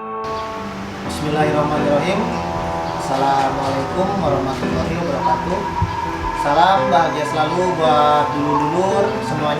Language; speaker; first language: Indonesian; non-native, local second language; Sundanese